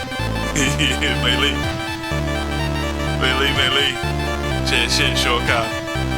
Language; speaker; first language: Chinese; non-native, learner; English